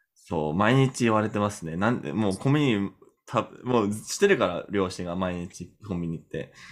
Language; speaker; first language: Japanese; non-native, fluent; English